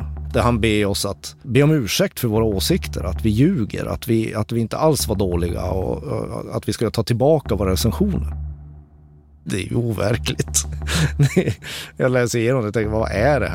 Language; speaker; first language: Swedish; native; Swedish